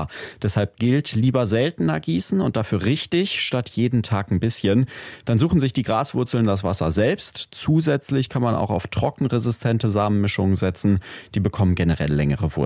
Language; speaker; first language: German; native; German